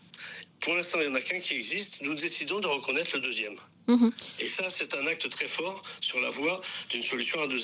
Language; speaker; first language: French; native; French